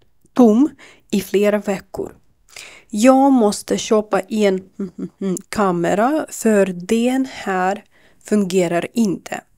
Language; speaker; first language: Swedish; non-native, learner; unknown